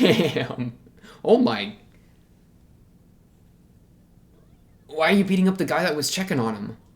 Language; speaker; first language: English; native; English